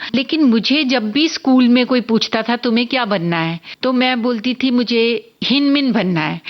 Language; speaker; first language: Hindi; non-native, local second language; Punjabi